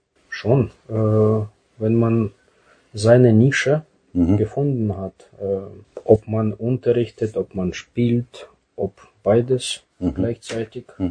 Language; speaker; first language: German; non-native, fluent; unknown